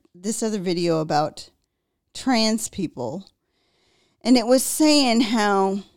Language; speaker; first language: English; native; English